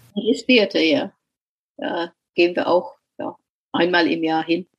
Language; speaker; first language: German; non-native, fluent; English